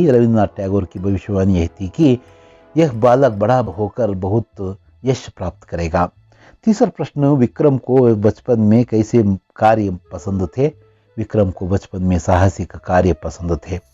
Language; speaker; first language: Hindi; non-native, local second language; Kannada